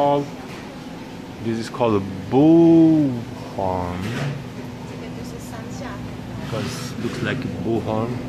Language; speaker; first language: English; non-native, fluent; Portuguese